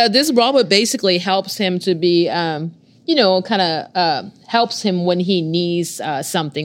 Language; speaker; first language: English; non-native, fluent; Japanese